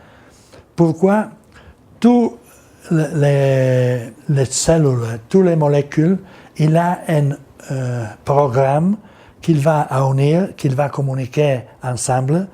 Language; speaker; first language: French; non-native, learner; Italian